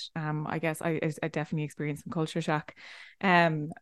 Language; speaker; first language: English; native; English